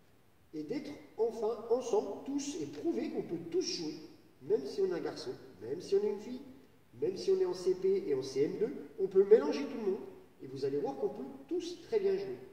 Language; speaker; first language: French; native; French